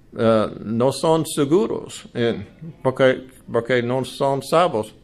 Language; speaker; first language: Spanish; non-native, learner; English